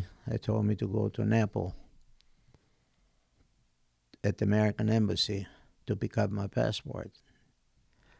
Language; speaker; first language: English; non-native, fluent; Italian